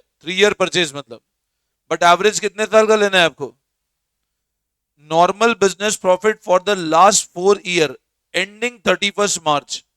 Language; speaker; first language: Hindi; native; Hindi